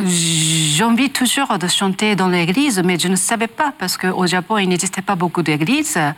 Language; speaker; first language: French; non-native, learner; Japanese